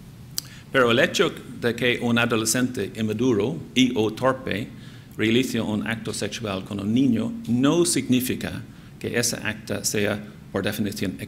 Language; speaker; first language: Spanish; non-native, fluent; English